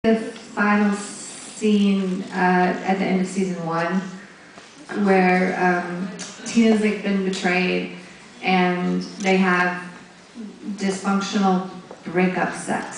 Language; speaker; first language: English; native; English